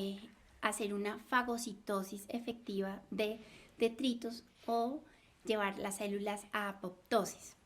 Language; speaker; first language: Spanish; native; Spanish